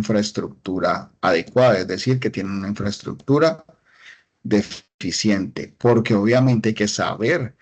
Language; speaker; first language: Spanish; native; Spanish